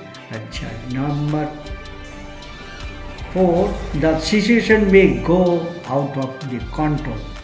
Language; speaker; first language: English; non-native, local second language; Bangla